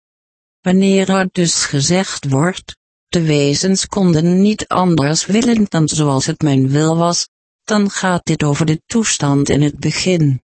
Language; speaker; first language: Dutch; native; Dutch